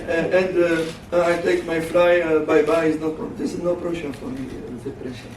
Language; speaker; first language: English; non-native, learner; French